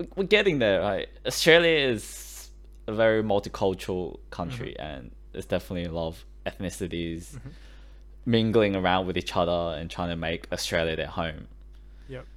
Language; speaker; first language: English; early bilingual, other home language; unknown